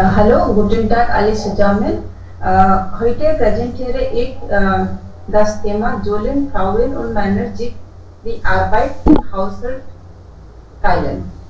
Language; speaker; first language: German; non-native, learner; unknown